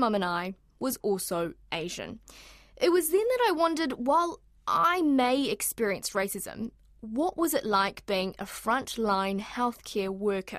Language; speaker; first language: English; native; English